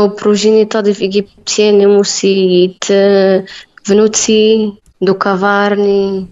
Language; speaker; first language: Czech; non-native, learner; Arabic